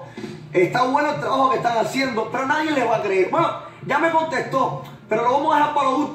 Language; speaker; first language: Spanish; native; Spanish